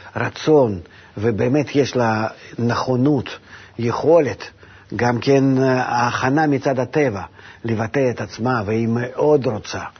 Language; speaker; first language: Hebrew; non-native, fluent; Russian